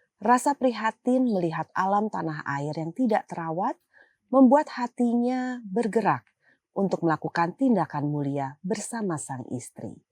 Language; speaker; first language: Indonesian; native; Indonesian